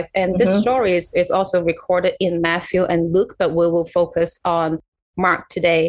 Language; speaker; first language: English; non-native, local second language; Cantonese